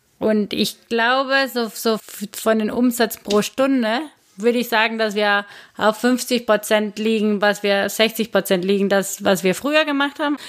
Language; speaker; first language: German; non-native, fluent; Spanish